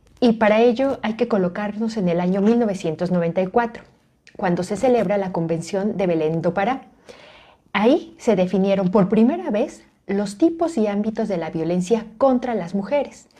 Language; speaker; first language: Spanish; native; Spanish